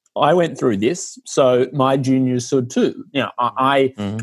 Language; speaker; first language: English; native; English